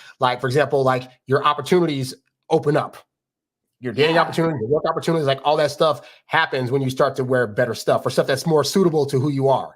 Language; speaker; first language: English; native; English